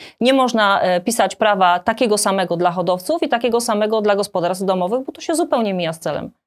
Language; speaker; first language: Polish; native; Polish